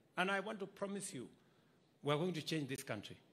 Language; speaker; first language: English; non-native, local second language; Swahili